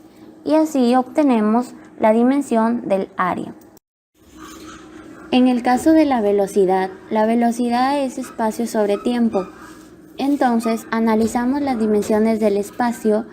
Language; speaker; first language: Spanish; native; Spanish